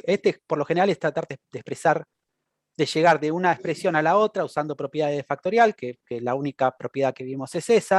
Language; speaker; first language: Spanish; native; Spanish